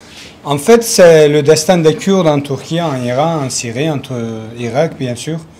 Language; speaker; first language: French; non-native, learner; Kurdish